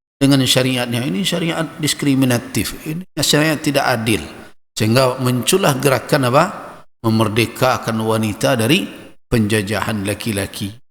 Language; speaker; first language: Malay; non-native, local second language; Minangkabau